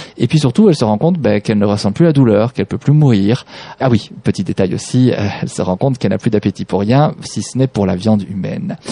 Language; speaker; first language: French; native; French